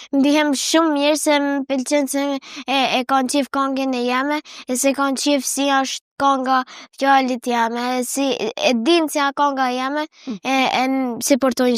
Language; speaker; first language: Albanian; early bilingual, heritage; Albanian